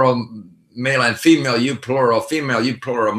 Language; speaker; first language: English; non-native, fluent; Swedish